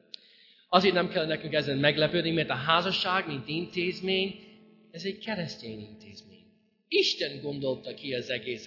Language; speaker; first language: Hungarian; non-native, fluent; English